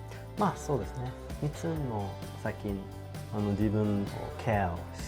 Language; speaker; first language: Japanese; non-native, fluent; Swedish